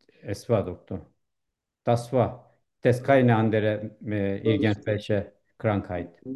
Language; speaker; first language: German; non-native, learner; Turkish